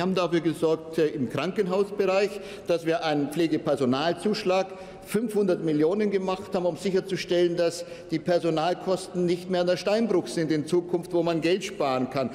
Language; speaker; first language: German; native; German